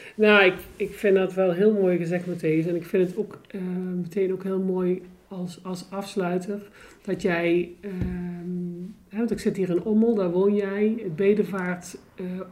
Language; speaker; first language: Dutch; native; Dutch